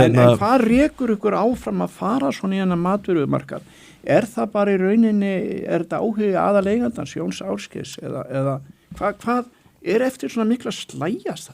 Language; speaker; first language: Icelandic; native; Icelandic